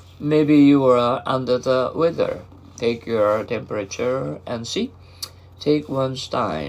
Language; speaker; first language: English; non-native, fluent; Japanese